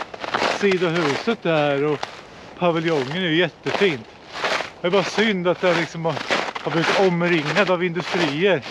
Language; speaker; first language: Swedish; native; Swedish